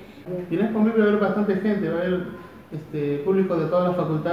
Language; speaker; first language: Spanish; native; Spanish